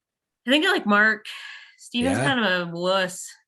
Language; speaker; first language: English; native; English